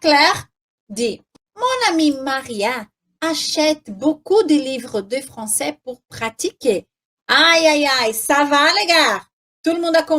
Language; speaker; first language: French; non-native, fluent; Portuguese